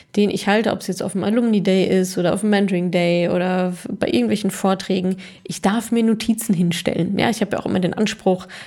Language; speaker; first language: German; native; German